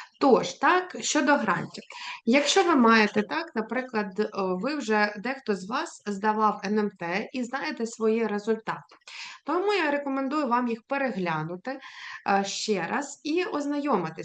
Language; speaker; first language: Ukrainian; native; Ukrainian